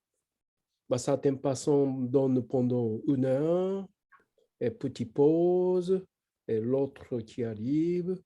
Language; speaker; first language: French; non-native, learner; Japanese